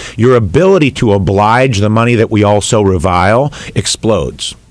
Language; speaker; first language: English; native; English